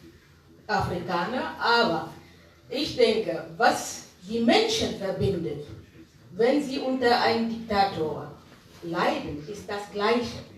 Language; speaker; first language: German; non-native, fluent; Arabic